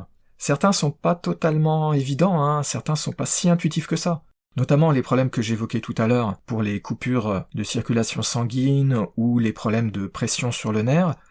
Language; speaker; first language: French; native; French